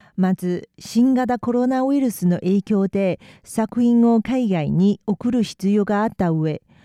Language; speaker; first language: Japanese; non-native, fluent; Chinese